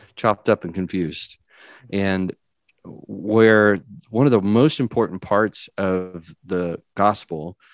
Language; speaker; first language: English; native; English